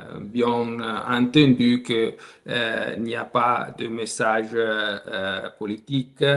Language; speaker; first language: French; non-native, learner; Italian